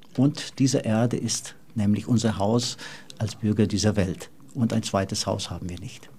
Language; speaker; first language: German; non-native, fluent; Portuguese